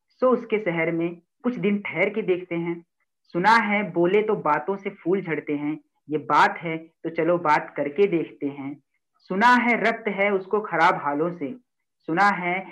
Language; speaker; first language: Hindi; native; Hindi